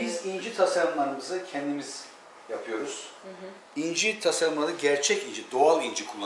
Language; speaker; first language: Turkish; native; Turkish